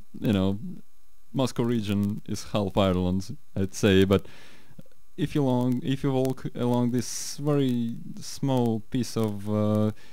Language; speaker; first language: English; non-native, fluent; Russian